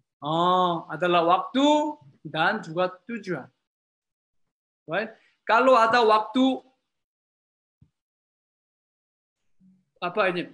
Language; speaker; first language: Indonesian; non-native, learner; Korean